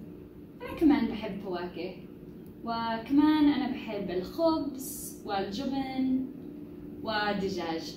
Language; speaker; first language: Arabic; non-native, learner; English